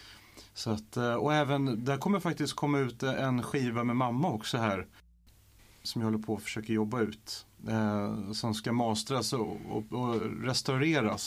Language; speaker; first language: Swedish; native; Swedish